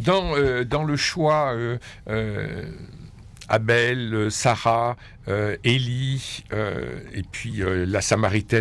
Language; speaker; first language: French; native; French